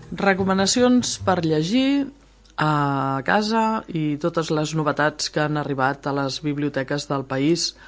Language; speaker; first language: Catalan; native; Catalan